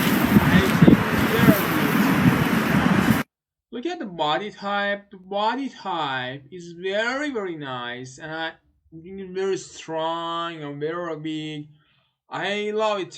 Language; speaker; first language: English; non-native, learner; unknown